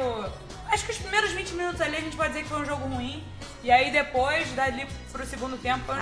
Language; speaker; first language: Portuguese; native; Portuguese